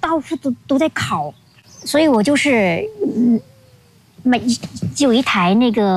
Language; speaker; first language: Chinese; non-native, local second language; Hakka Chinese